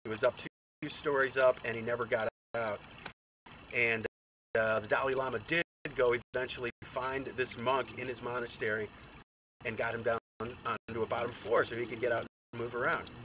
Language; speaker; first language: English; native; English